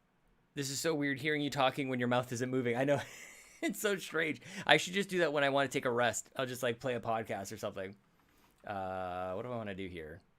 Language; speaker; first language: English; native; English